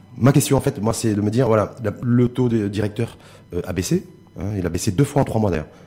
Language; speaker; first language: French; non-native, local second language; Arabic